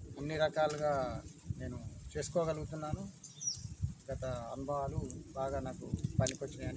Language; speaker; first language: Telugu; native; Telugu